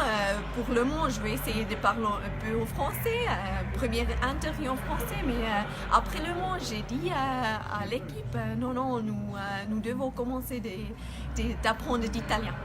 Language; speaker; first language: French; non-native, learner; German